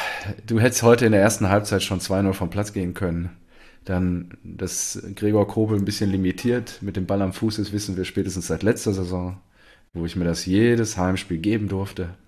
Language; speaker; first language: German; native; German